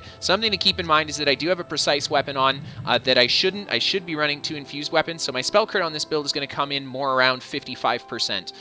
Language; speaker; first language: English; native; English